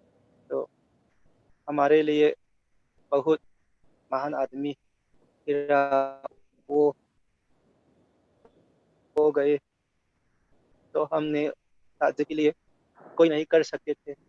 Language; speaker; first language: Hindi; non-native, local second language; Manipuri